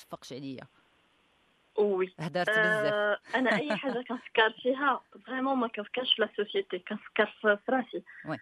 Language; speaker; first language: French; non-native, local second language; Arabic